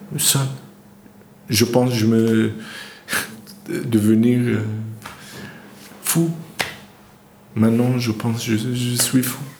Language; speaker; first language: French; non-native, learner; English